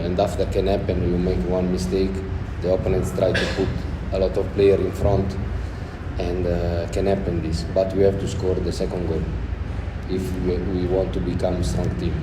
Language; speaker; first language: English; non-native, learner; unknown